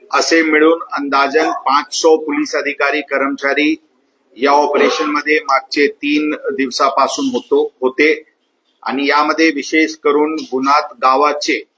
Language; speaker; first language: Marathi; non-native, local second language; Hindi